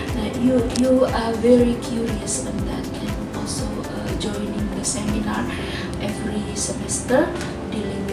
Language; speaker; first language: English; non-native, fluent; Indonesian